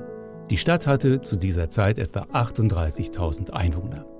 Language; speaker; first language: German; native; German